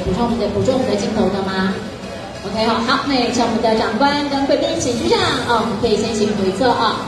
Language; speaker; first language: Chinese; native; Chinese